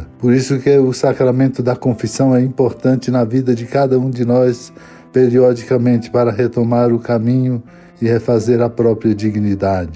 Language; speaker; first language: Portuguese; native; Portuguese